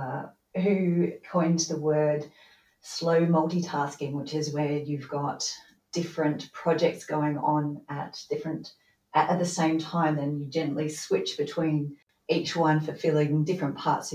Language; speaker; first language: English; native; English